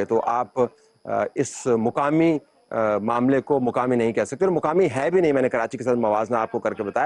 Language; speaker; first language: Urdu; native; Urdu